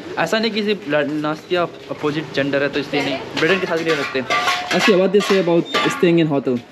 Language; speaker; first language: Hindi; native; Hindi